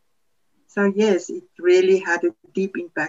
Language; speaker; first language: English; non-native, local second language; Afrikaans